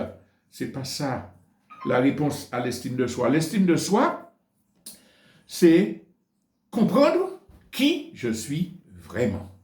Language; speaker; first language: French; native; French